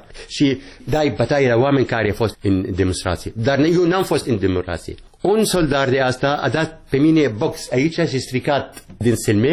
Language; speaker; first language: Romanian; non-native, learner; Arabic